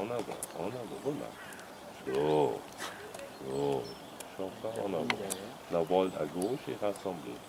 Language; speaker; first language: French; non-native, learner; German